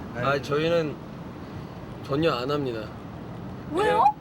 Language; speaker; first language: Korean; non-native, fluent; Turkish